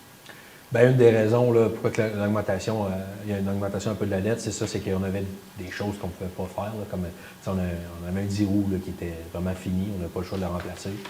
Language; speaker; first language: French; native; French